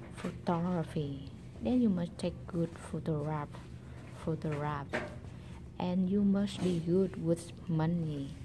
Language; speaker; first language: English; non-native, learner; Vietnamese